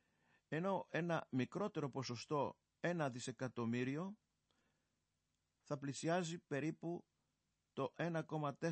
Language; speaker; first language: Greek; native; Greek